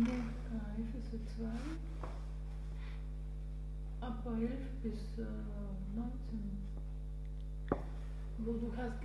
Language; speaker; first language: German; non-native, learner; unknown